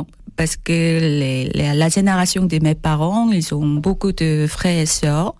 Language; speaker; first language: French; non-native, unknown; Korean